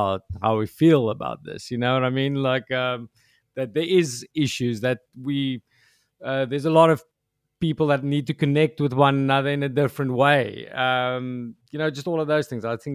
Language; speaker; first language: English; non-native, local second language; Afrikaans